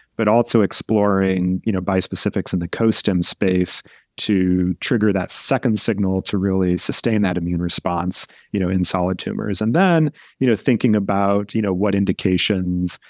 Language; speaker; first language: English; native; English